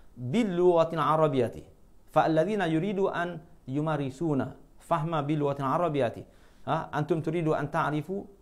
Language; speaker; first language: Arabic; non-native, fluent; Malay